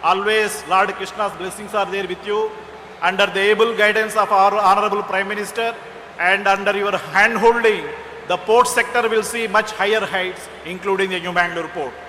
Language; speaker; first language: English; non-native, local second language; Kannada